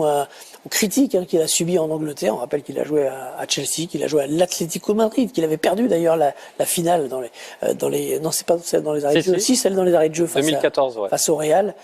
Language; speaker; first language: French; native; French